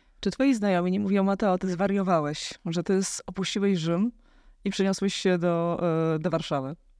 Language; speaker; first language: Polish; native; Polish